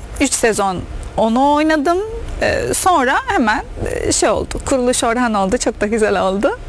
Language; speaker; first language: Turkish; non-native, fluent; Arabic